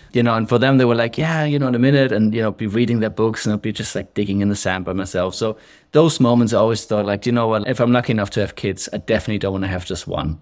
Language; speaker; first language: English; non-native, fluent; German